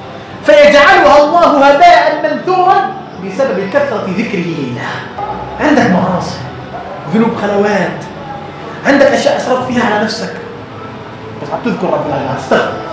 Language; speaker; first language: Arabic; native; Arabic